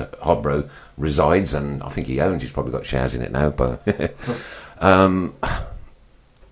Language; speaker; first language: English; native; English